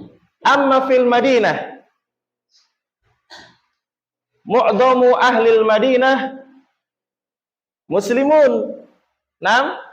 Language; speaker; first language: Arabic; non-native, learner; Indonesian